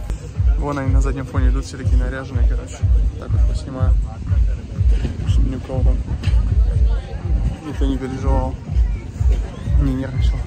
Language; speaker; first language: Russian; native; Russian